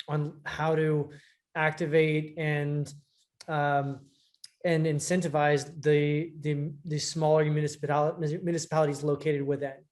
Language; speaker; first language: English; native; English